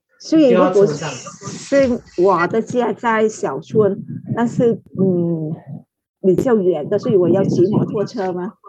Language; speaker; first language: Chinese; non-native, fluent; Vietnamese